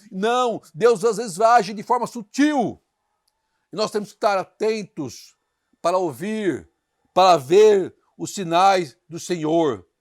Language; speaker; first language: Portuguese; native; Portuguese